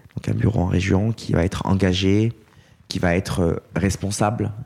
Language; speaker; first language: French; native; French